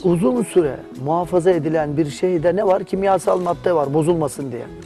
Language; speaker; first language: Turkish; native; Turkish